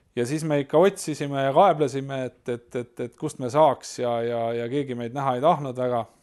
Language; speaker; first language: Estonian; native; Estonian